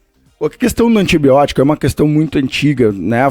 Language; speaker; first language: Portuguese; native; Portuguese